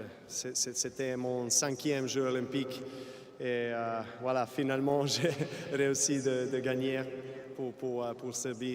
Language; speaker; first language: French; non-native, fluent; Serbian